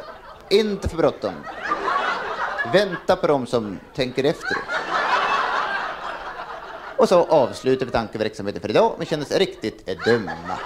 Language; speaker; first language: Swedish; native; Swedish